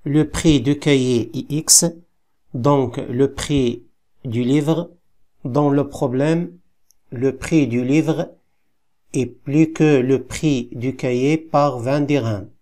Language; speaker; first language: French; non-native, local second language; Arabic